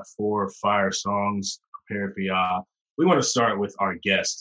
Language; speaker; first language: English; native; English